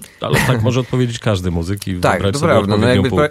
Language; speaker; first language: Polish; native; Polish